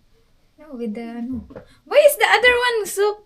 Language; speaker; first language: English; non-native, local second language; Filipino